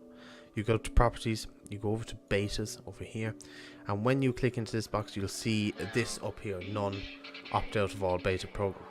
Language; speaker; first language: English; native; English